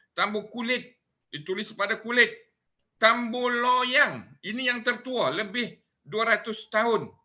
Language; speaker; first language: Malay; native; Malay